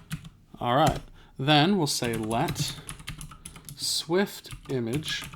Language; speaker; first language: English; native; English